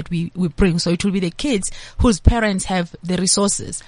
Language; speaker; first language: English; non-native, local second language; Zulu